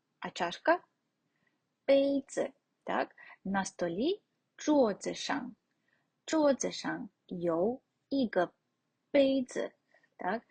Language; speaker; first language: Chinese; non-native, fluent; Ukrainian